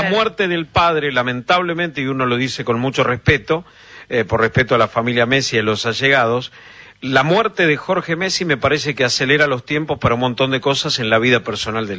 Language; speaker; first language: Spanish; native; Spanish